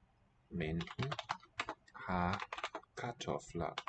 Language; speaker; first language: Danish; non-native, learner; English